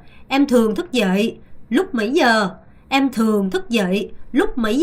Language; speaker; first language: Vietnamese; non-native, fluent; Korean